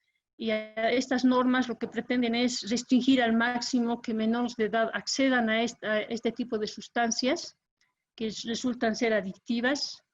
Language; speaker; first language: Spanish; native; Spanish